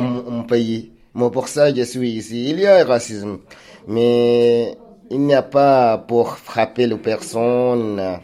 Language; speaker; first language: French; non-native, learner; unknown